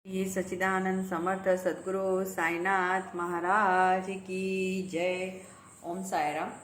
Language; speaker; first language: Hindi; non-native, local second language; Gujarati